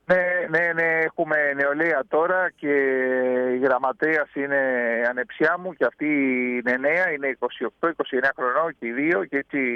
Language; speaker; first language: Greek; early bilingual, heritage; Spanish